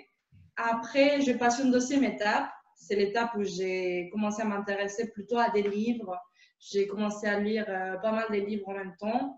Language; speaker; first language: French; non-native, fluent; Spanish